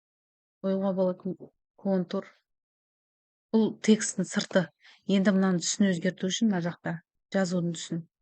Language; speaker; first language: Kazakh; native; Kazakh